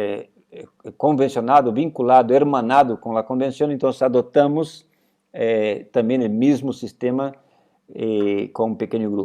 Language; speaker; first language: Spanish; non-native, fluent; Portuguese